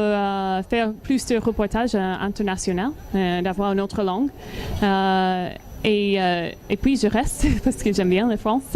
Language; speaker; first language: French; non-native, learner; English